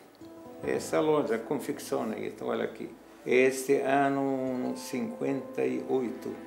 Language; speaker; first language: Portuguese; non-native, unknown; Arabic